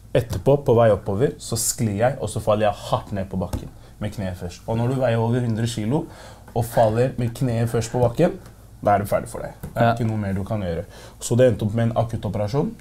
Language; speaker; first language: Norwegian; early bilingual, other home language; Arabic